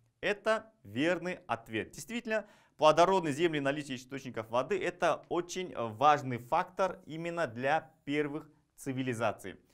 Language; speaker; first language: Russian; non-native, local second language; Kazakh